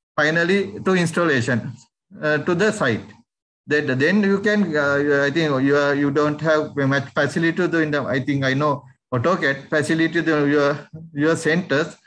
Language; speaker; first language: English; non-native, local second language; Sinhala